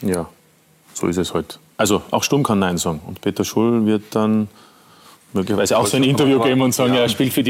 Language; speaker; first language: German; native; German